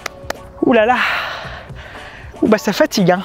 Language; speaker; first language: French; native; French